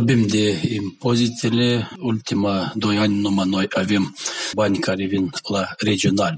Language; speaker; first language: Romanian; non-native, local second language; Gagauz